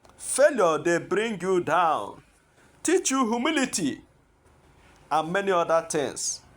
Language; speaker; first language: Nigerian Pidgin; non-native, local second language; Igbo